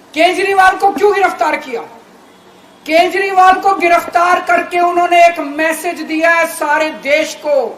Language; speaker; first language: Hindi; native; Hindi